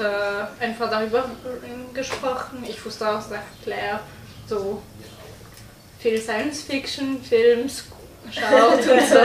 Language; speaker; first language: German; non-native, local second language; French